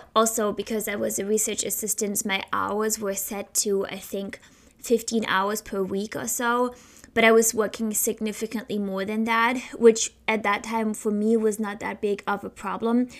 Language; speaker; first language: English; non-native, fluent; German